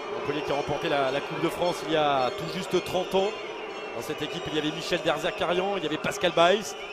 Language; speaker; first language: French; native; French